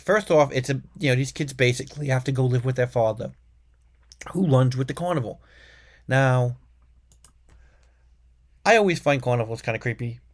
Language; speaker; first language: English; native; English